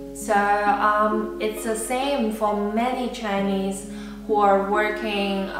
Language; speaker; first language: English; non-native, fluent; Chinese